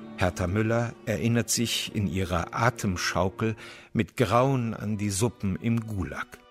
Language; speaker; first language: German; native; German